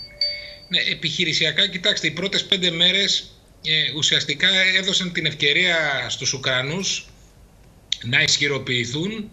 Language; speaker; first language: Greek; native; Greek